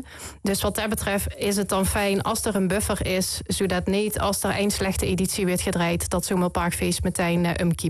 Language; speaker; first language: Dutch; native; Dutch